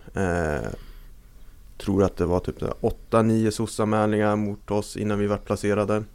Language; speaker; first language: Swedish; native; Swedish